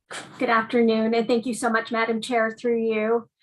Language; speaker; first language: English; native; English